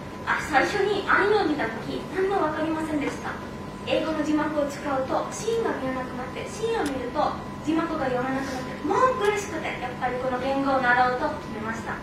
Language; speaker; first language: Japanese; non-native, fluent; Bangla